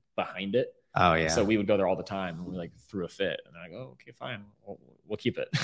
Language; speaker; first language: English; native; English